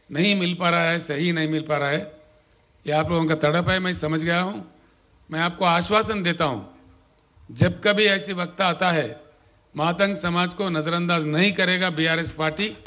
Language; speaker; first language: Hindi; non-native, local second language; Telugu